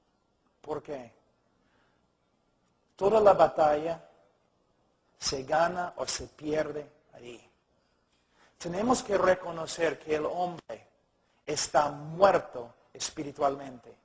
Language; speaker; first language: Spanish; non-native, fluent; English